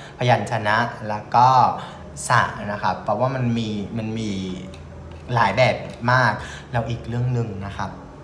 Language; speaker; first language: Thai; non-native, fluent; Vietnamese